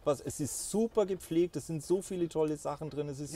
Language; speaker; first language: German; native; German